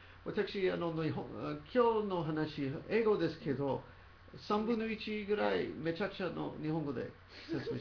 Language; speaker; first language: Japanese; non-native, learner; English